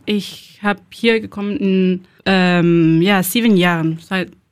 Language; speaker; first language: German; non-native, learner; Spanish